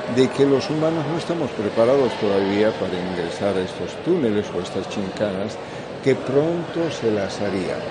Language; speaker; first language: Spanish; native; Spanish